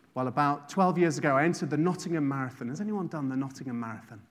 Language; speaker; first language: English; native; English